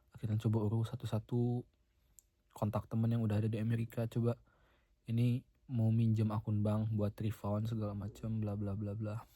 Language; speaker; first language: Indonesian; native; Indonesian